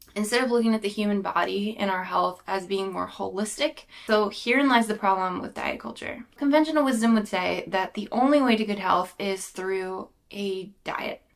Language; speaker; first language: English; native; English